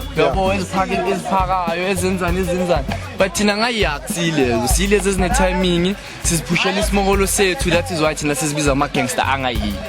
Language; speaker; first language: Zulu; native; Zulu